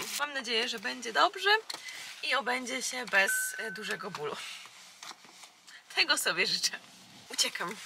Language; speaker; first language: Polish; native; Polish